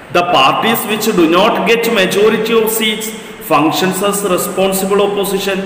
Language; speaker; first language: English; non-native, local second language; Malayalam